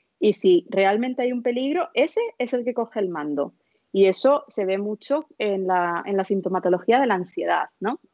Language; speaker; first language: Spanish; early bilingual, other home language; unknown